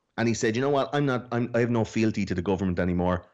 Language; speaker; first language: English; native; English